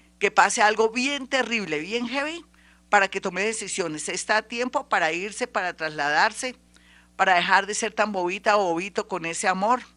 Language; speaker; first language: Spanish; native; Spanish